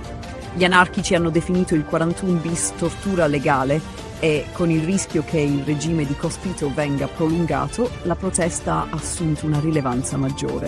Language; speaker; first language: Italian; native; Italian